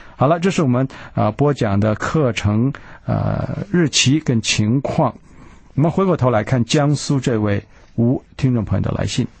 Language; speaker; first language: Chinese; early bilingual, heritage; Chinese